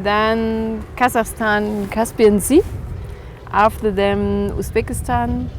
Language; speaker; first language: English; non-native, learner; German